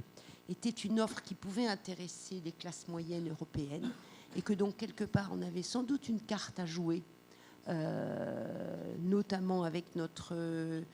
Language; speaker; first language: French; native; French